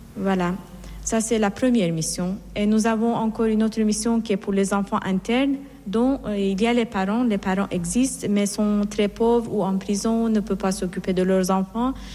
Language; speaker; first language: French; non-native, fluent; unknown